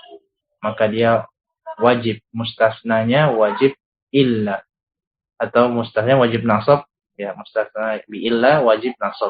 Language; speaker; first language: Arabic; non-native, fluent; Indonesian